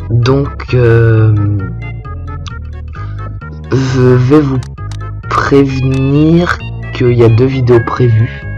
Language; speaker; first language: French; native; French